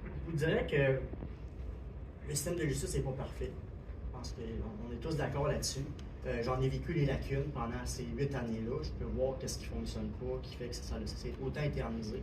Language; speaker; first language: French; native; French